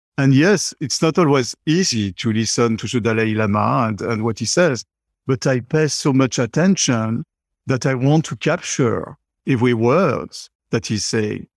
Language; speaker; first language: English; non-native, fluent; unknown